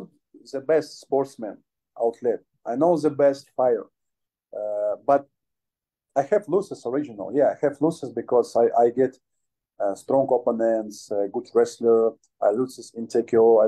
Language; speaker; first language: English; non-native, learner; Ukrainian